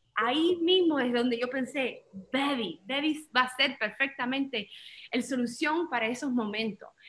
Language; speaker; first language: Spanish; early bilingual, heritage; Spanish